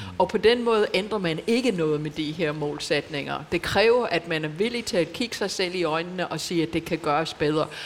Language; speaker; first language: Danish; non-native, fluent; English